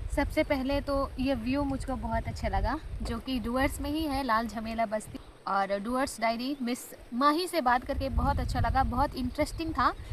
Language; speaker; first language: Hindi; non-native, local second language; Sadri